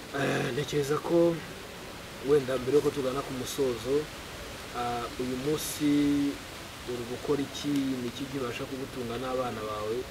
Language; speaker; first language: Kinyarwanda; native; Kinyarwanda